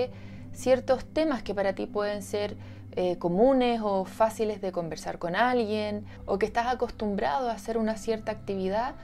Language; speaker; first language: Spanish; native; Spanish